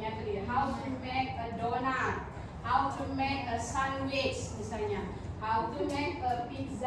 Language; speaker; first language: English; non-native, learner; Indonesian